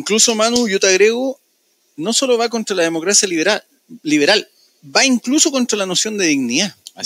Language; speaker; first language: Spanish; native; Spanish